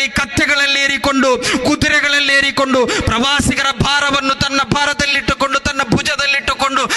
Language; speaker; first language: Kannada; non-native, local second language; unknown